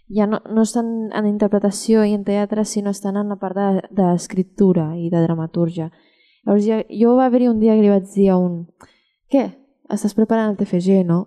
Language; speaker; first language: Catalan; early bilingual, other home language; Chinese